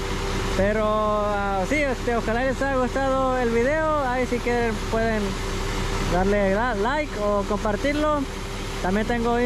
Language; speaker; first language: Spanish; native; Spanish